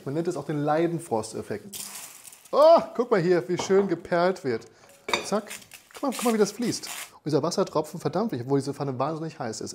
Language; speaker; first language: German; native; German